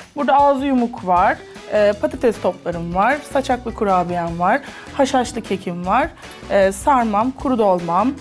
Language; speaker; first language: Turkish; native; Turkish